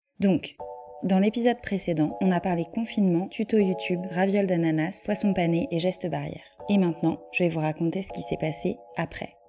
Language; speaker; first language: French; native; French